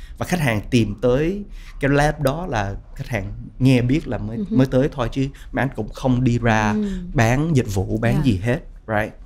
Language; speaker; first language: Vietnamese; early bilingual, heritage; Vietnamese